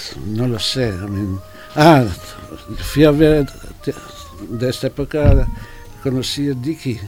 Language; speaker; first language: Spanish; non-native, fluent; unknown